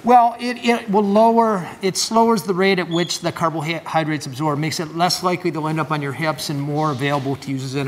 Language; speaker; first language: English; native; English